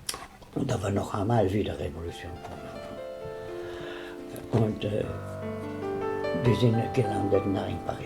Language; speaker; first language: German; non-native, learner; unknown